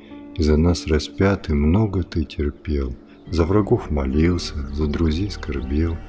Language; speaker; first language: Russian; native; Russian